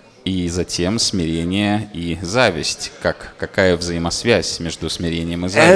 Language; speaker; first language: Russian; native; Russian